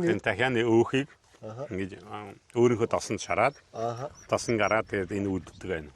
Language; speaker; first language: Mongolian; non-native, fluent; Hungarian